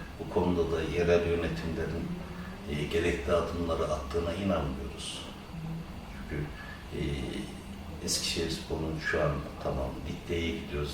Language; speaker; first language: Turkish; native; Turkish